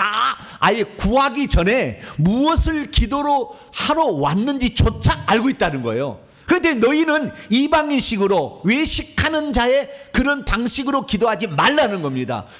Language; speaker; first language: Korean; native; Korean